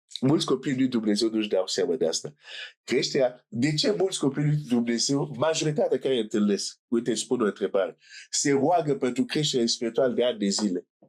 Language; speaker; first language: Romanian; non-native, fluent; French